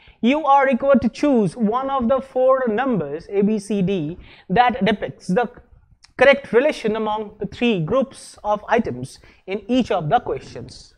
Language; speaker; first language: English; non-native, local second language; Bangla